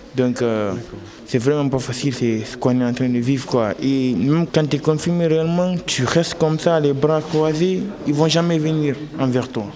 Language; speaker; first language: French; non-native, local second language; Fula